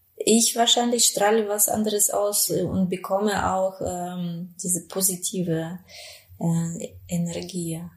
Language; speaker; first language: German; non-native, fluent; Spanish